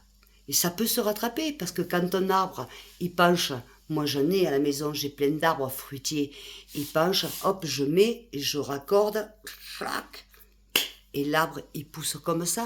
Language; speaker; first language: French; native; French